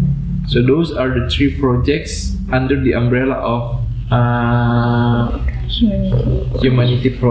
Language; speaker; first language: English; non-native, fluent; Indonesian